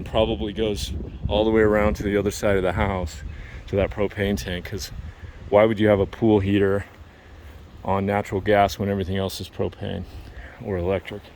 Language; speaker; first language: English; native; English